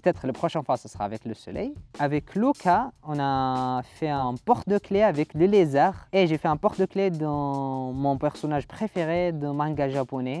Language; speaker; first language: French; non-native, learner; Arabic